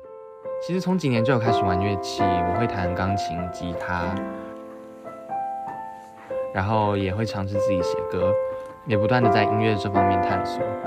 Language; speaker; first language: Chinese; native; Chinese